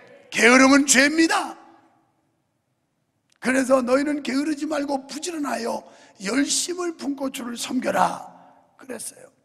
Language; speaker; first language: Korean; native; Korean